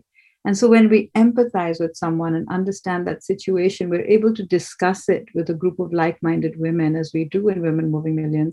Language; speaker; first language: English; non-native, local second language; Bangla